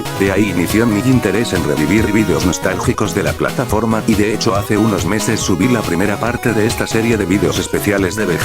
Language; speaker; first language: Spanish; native; Spanish